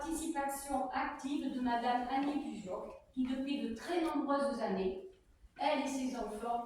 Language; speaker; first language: French; native; French